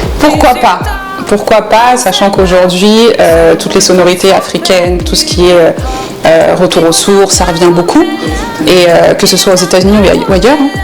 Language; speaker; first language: French; early bilingual, other home language; Lingala